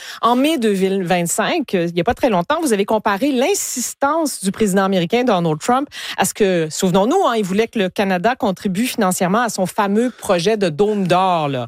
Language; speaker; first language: French; native; French